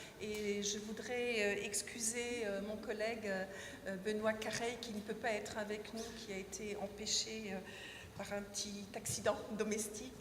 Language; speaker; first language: French; native; French